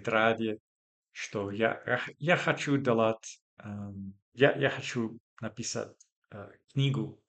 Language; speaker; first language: Russian; non-native, learner; English